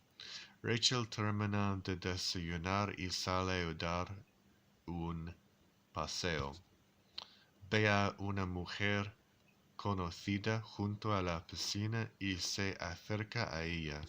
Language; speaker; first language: Spanish; non-native, learner; English